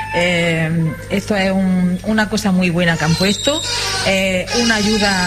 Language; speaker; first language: Spanish; native; Spanish